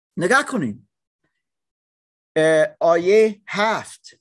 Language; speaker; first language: Persian; non-native, learner; English